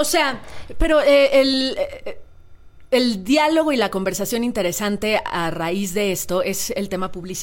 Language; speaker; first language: Spanish; native; Spanish